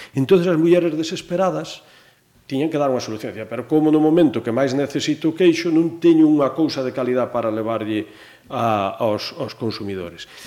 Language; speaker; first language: Galician; native; Galician